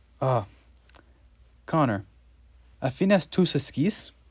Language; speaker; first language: Spanish; non-native, learner; English